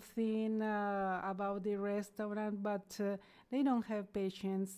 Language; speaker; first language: English; non-native, learner; Spanish